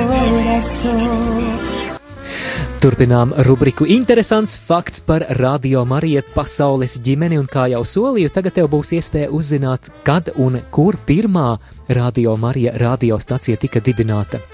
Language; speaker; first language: Latvian; native; Latvian